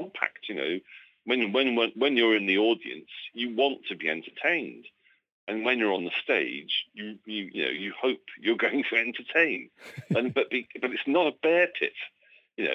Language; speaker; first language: English; native; English